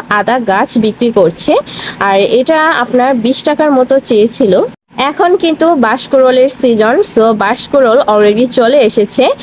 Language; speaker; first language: Bangla; non-native, local second language; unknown